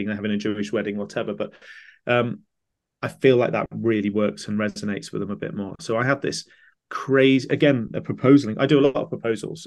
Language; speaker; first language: English; native; English